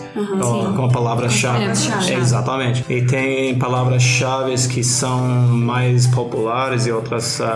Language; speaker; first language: Portuguese; non-native, fluent; English